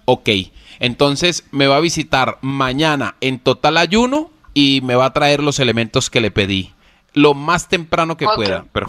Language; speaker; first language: Spanish; native; Spanish